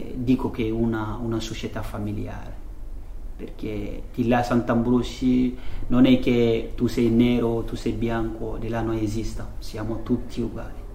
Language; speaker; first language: Italian; non-native, fluent; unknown